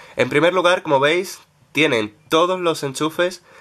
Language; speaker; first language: Spanish; native; Spanish